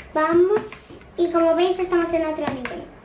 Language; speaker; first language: Spanish; native; Spanish